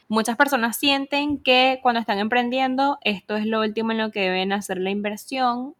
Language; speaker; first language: Spanish; native; Spanish